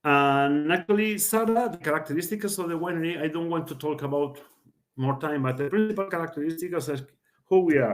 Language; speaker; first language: English; non-native, learner; Spanish